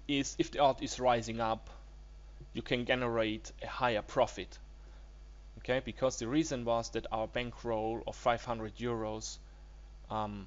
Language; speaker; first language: English; non-native, learner; German